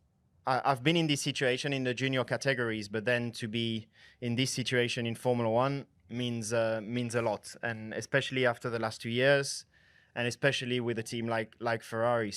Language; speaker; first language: English; non-native, fluent; French